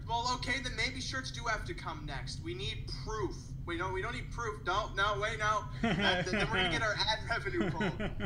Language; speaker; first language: English; native; English